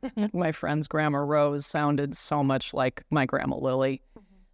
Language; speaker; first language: English; native; English